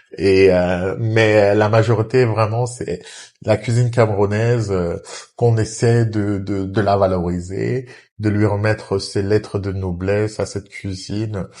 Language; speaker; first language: French; early bilingual, other home language; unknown